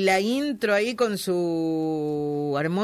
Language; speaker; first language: Spanish; native; Spanish